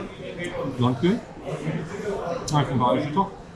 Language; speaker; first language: French; native; French